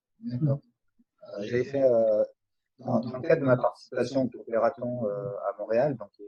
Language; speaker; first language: French; native; French